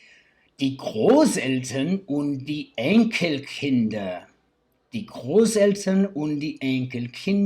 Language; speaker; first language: German; non-native, learner; English